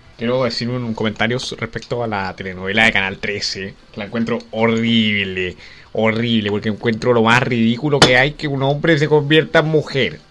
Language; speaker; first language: Spanish; native; Spanish